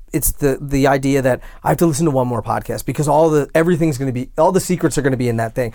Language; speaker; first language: English; native; English